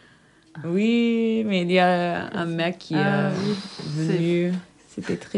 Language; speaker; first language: French; non-native, learner; English